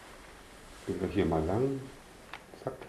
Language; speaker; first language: German; native; German